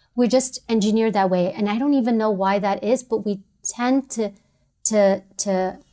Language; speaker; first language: English; native; English